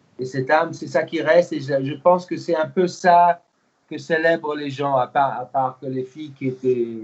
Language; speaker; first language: French; non-native, fluent; English